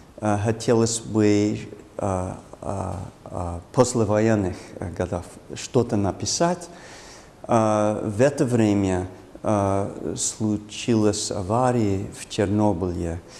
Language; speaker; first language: Russian; non-native, fluent; English